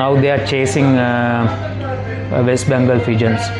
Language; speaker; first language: English; non-native, fluent; Sinhala